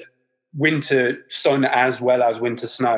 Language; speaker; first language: English; native; English